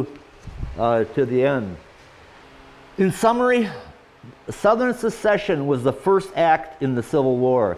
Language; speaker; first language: English; native; English